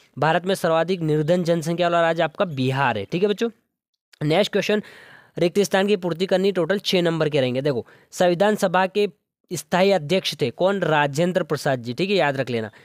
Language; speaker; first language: Hindi; native; Hindi